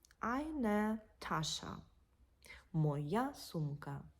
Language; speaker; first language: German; non-native, fluent; Ukrainian